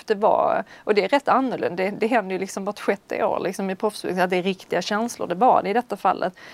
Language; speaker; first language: Swedish; native; Swedish